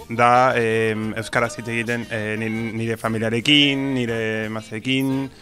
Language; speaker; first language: Basque; non-native, learner; Spanish